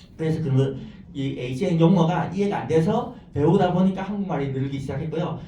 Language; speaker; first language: Korean; non-native, fluent; Chinese